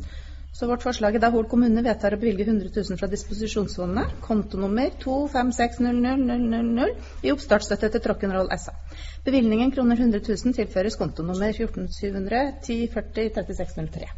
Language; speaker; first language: Norwegian; native; Norwegian